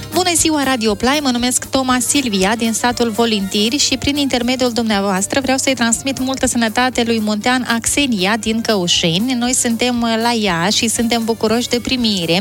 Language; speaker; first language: Romanian; native; Romanian